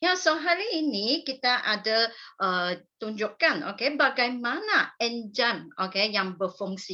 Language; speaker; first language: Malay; non-native, local second language; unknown